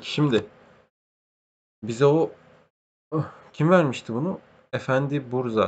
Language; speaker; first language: Turkish; native; Turkish